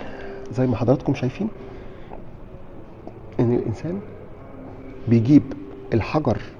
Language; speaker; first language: Arabic; native; Arabic